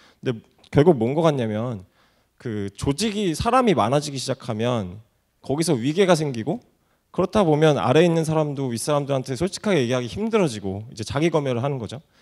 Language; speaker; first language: Korean; native; Korean